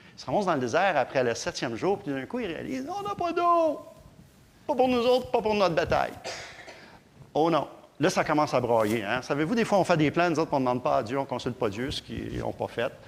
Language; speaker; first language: French; native; French